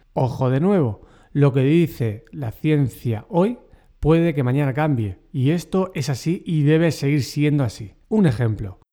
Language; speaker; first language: Spanish; native; Spanish